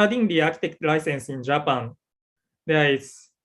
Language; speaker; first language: English; non-native, learner; Japanese